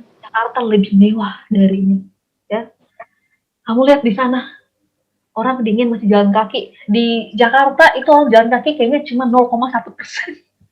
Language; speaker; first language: Indonesian; native; Indonesian